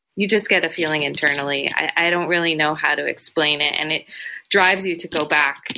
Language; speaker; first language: English; native; English